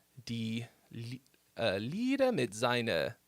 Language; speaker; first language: German; non-native, learner; English